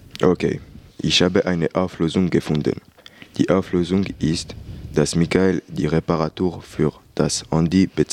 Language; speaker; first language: German; non-native, learner; French